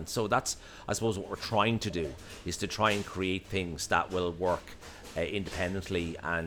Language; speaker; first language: English; native; English